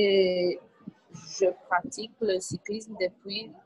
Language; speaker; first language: French; non-native, learner; Portuguese